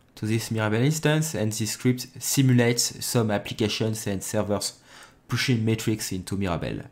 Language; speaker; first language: English; non-native, fluent; French